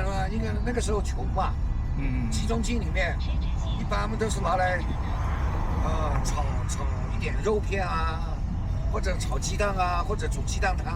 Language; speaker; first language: Chinese; native; Chinese